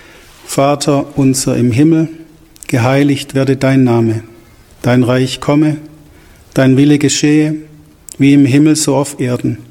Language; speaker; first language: German; native; German